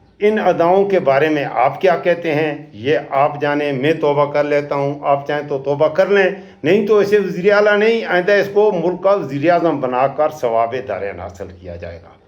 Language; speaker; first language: Urdu; non-native, local second language; Pashto